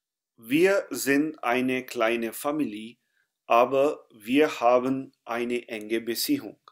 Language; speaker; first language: German; non-native, fluent; Urdu